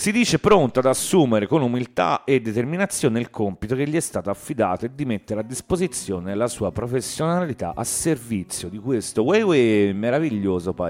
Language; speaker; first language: Italian; native; Italian